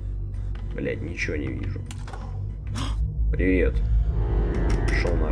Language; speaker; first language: Russian; native; Russian